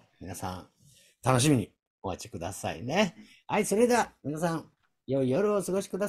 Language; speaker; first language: Japanese; native; Japanese